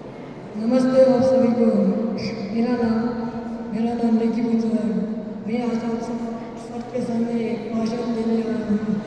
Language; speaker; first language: Hindi; non-native, local second language; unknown